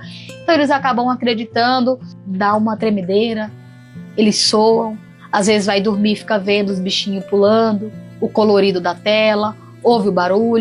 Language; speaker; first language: Portuguese; native; Portuguese